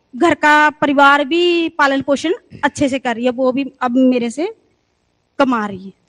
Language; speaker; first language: Hindi; native; Hindi